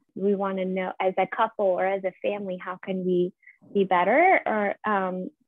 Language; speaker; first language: English; non-native, fluent; Persian